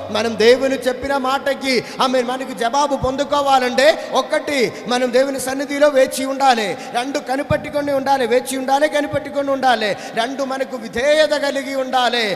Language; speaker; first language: Telugu; non-native, fluent; Malayalam